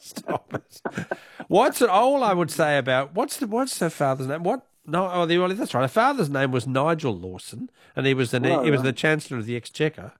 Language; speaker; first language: English; native; English